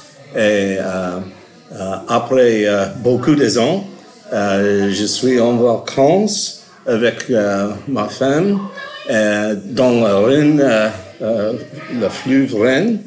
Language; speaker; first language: French; non-native, learner; English